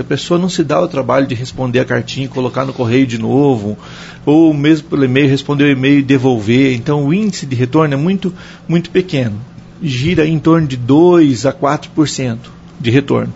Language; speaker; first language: Portuguese; native; Portuguese